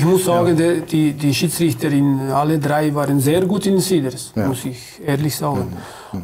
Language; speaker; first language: German; non-native, fluent; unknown